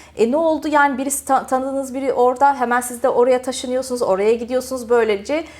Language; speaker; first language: Turkish; early bilingual, heritage; Turkish